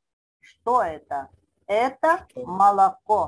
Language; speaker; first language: Russian; non-native, fluent; Spanish